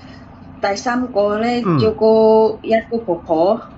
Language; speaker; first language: Cantonese; non-native, learner; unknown